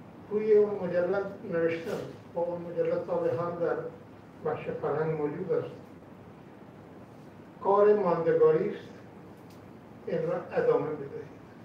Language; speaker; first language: Persian; non-native, fluent; Hindi